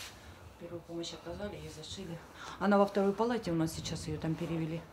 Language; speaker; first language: Russian; native; Russian